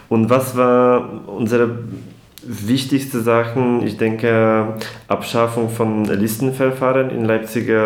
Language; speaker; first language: German; non-native, fluent; Polish